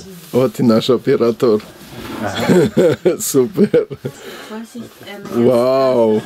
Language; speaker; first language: Russian; non-native, learner; German